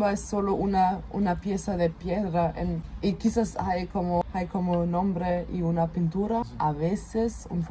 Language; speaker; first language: Spanish; non-native, fluent; German